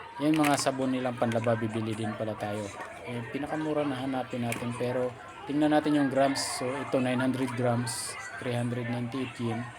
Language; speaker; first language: Filipino; native; Filipino